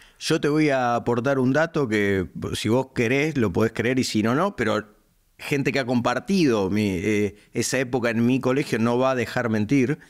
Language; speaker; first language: Spanish; native; Spanish